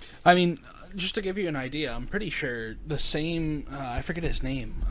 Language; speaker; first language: English; native; English